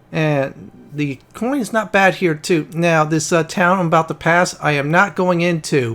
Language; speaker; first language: English; native; English